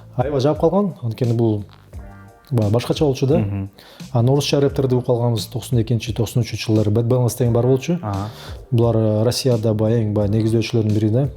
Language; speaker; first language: Kyrgyz; non-native, local second language; Russian